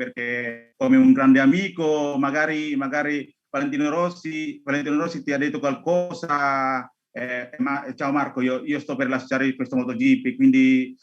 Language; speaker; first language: Italian; non-native, learner; Indonesian